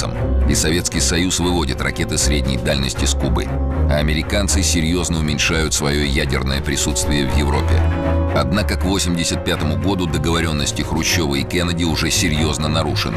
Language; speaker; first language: Russian; native; Russian